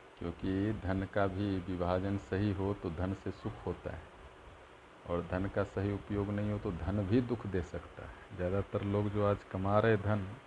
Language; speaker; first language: Hindi; native; Hindi